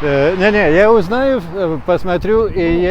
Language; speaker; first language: Russian; non-native, fluent; Latvian